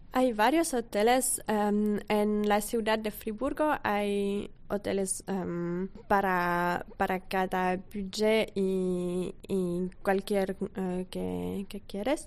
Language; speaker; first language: Spanish; non-native, fluent; French